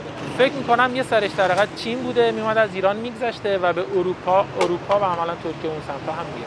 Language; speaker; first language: Persian; native; Persian